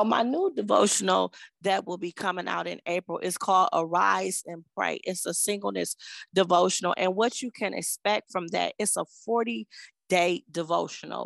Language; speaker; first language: English; native; English